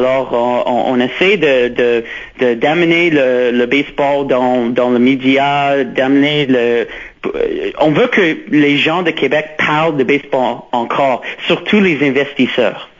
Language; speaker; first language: French; non-native, local second language; English